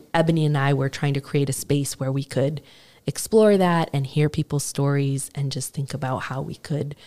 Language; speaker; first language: English; native; English